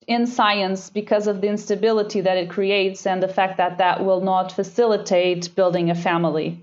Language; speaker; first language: English; non-native, fluent; Portuguese